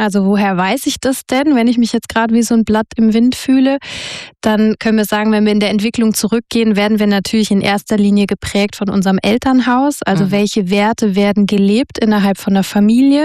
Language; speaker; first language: German; native; German